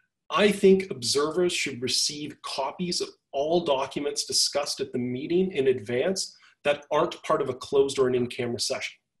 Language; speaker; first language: English; native; English